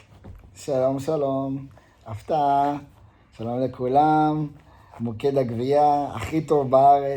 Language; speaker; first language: Hebrew; native; Hebrew